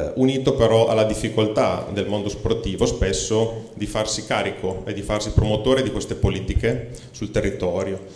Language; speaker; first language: Italian; native; Italian